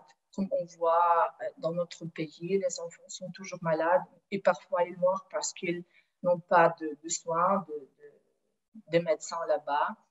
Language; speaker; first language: French; non-native, fluent; Ukrainian